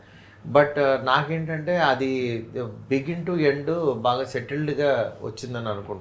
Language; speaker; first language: Telugu; native; Telugu